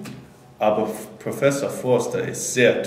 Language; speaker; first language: German; non-native, learner; English